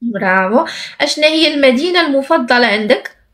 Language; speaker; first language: Spanish; non-native, fluent; Arabic